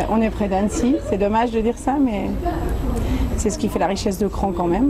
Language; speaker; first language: French; native; French